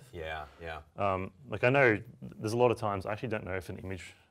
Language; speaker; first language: English; native; English